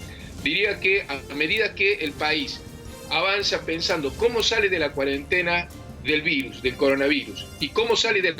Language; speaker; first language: Spanish; native; Spanish